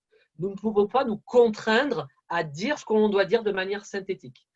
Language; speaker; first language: French; native; French